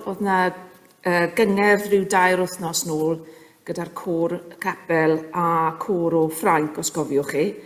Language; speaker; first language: Welsh; native; Welsh